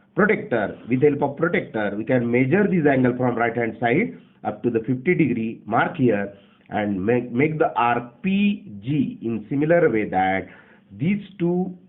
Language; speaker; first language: English; non-native, local second language; Marathi